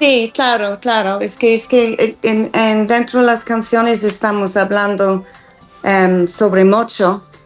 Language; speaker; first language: Spanish; non-native, fluent; English